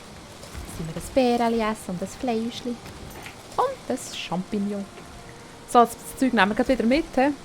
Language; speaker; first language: German; native; German